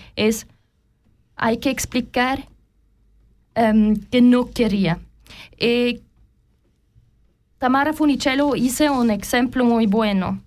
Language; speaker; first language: Spanish; non-native, learner; German